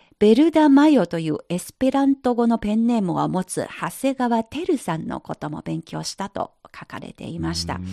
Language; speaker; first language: Japanese; non-native, fluent; Chinese